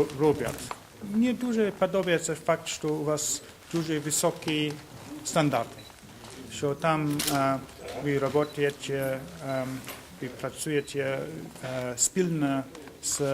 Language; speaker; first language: Ukrainian; non-native, learner; English